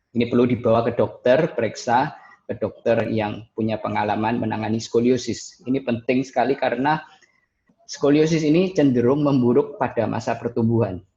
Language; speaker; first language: Indonesian; native; Indonesian